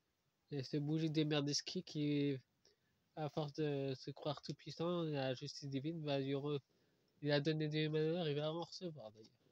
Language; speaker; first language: French; native; French